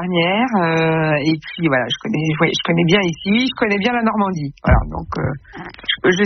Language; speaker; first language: French; native; French